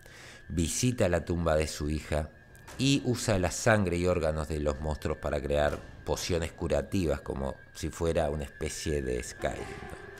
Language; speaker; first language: Spanish; native; Spanish